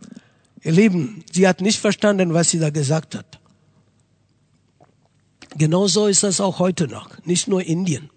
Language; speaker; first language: German; non-native, fluent; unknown